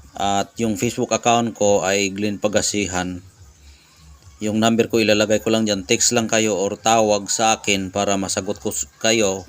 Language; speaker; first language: Filipino; non-native, local second language; Cebuano